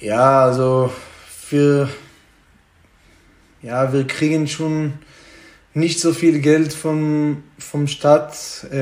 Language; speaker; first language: German; non-native, fluent; Hebrew